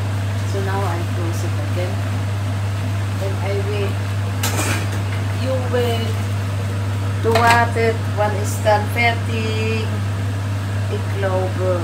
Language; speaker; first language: English; non-native, learner; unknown